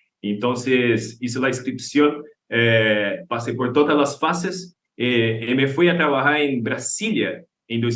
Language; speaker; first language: Spanish; non-native, learner; Portuguese